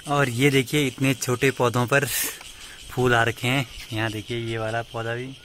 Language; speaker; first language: Hindi; native; Hindi